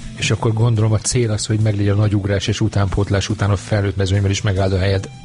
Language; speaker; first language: Hungarian; native; Hungarian